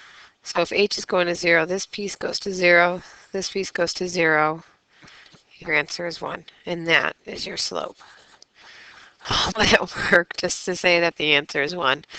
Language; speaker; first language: English; native; English